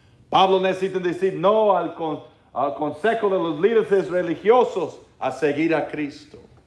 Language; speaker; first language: Spanish; non-native, learner; English